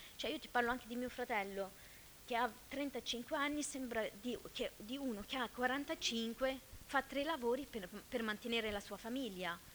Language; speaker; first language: Italian; non-native, fluent; Arabic